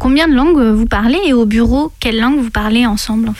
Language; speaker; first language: French; native; French